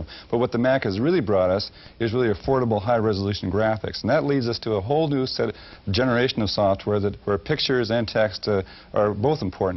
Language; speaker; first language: English; native; English